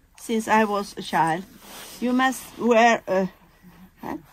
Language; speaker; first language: English; non-native, fluent; Italian